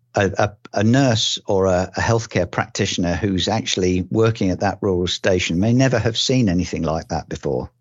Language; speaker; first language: English; native; English